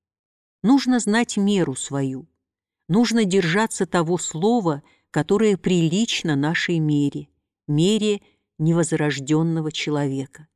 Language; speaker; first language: Russian; native; Russian